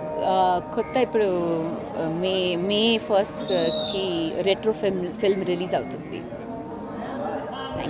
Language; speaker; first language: Telugu; non-native, local second language; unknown